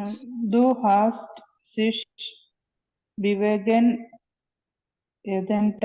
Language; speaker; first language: German; non-native, learner; Malayalam